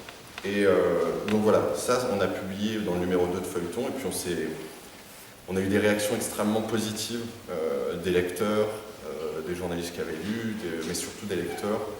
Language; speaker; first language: French; native; French